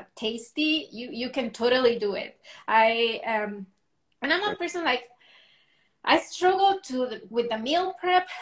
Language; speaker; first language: English; non-native, fluent; Spanish